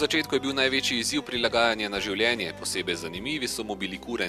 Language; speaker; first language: Slovenian; native; Slovenian